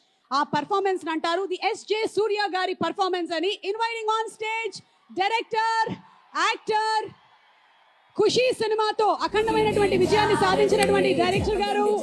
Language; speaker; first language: Telugu; native; Telugu